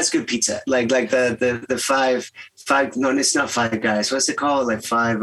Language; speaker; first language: English; non-native, fluent; Spanish